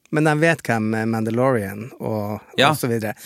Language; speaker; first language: Norwegian; native; Norwegian